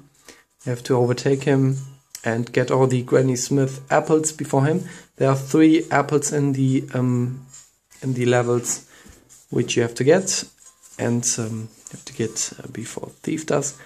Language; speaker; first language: English; non-native, fluent; German